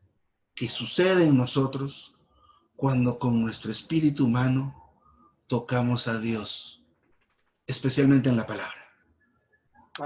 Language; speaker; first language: Spanish; native; Spanish